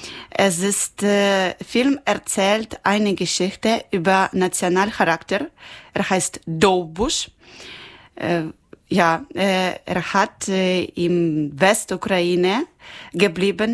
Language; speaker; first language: German; non-native, learner; Ukrainian